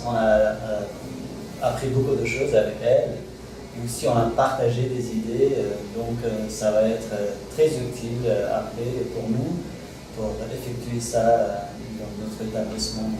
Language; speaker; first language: French; non-native, fluent; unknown